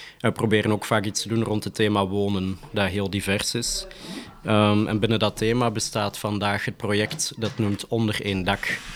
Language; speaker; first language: Dutch; native; Dutch